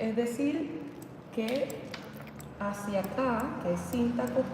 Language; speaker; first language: Spanish; native; Spanish